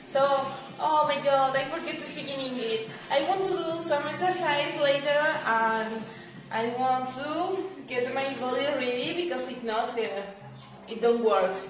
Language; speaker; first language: English; non-native, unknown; Spanish